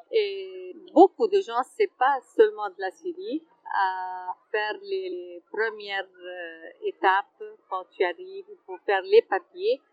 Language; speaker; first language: French; non-native, fluent; Arabic